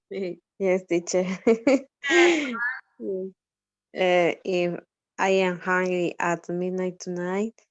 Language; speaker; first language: English; non-native, learner; Spanish